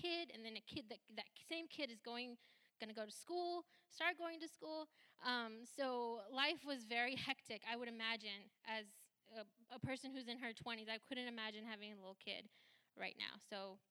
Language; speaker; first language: English; early bilingual, other home language; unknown